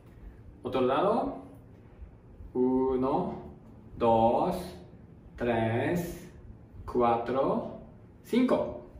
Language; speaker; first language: Spanish; non-native, learner; Japanese